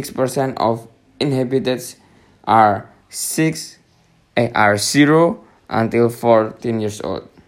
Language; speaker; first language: English; non-native, learner; Indonesian